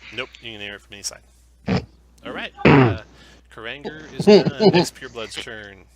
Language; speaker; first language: English; native; English